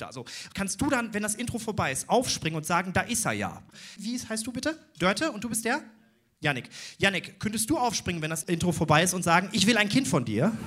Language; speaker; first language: German; native; German